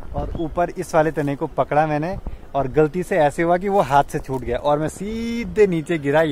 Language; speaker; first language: Hindi; native; Hindi